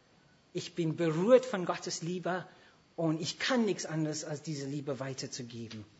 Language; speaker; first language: German; non-native, fluent; English